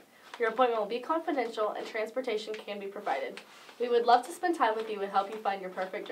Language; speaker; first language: English; native; English